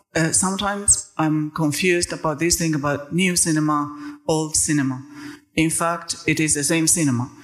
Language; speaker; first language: English; non-native, fluent; Spanish